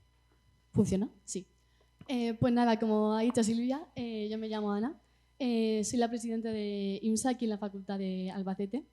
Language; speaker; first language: Spanish; native; Spanish